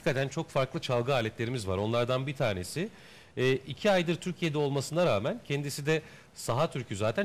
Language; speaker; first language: Turkish; native; Turkish